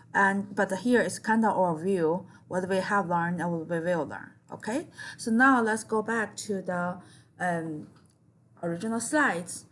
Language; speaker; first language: English; non-native, fluent; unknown